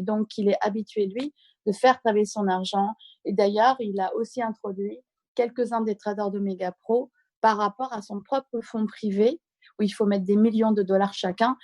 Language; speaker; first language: French; native; French